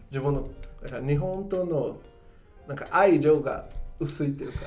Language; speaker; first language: Japanese; non-native, fluent; Portuguese